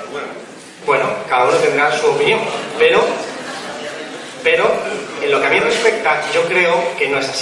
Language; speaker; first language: Spanish; native; Spanish